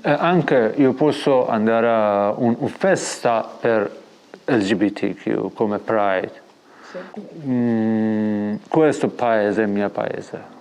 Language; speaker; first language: Italian; non-native, learner; Persian